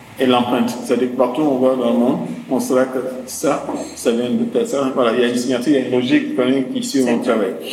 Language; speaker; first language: French; non-native, local second language; Wolof